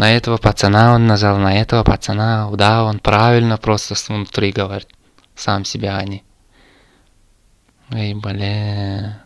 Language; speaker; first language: Russian; non-native, learner; Turkmen